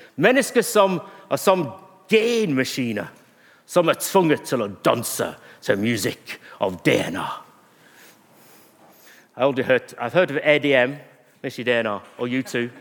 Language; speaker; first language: Norwegian; non-native, fluent; English